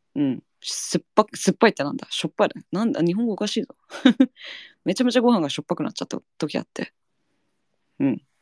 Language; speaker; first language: Japanese; early bilingual, heritage; Japanese